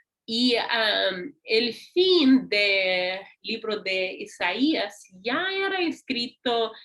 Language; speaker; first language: Spanish; non-native, learner; English